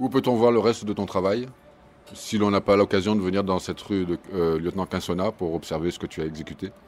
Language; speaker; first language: French; native; French